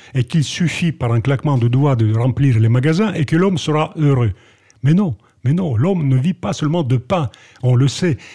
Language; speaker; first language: French; non-native, fluent; Russian